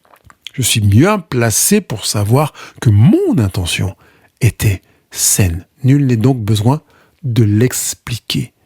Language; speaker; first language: French; native; French